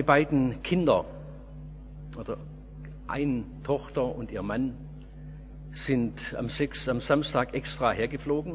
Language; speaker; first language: German; native; German